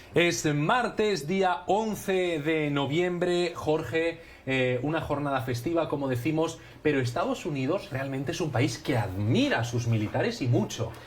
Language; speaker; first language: Spanish; native; Spanish